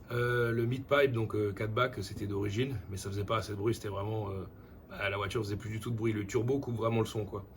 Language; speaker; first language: French; native; French